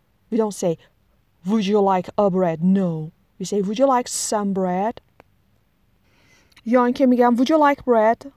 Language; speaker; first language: English; non-native, fluent; Persian